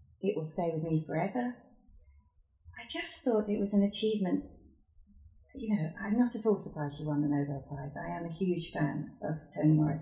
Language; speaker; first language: English; native; English